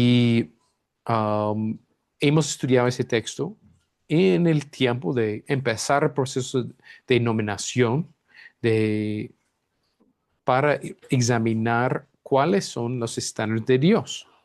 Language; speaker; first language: Spanish; non-native, fluent; English